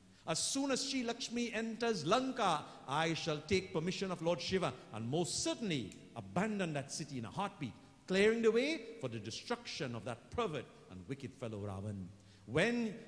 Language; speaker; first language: English; native; English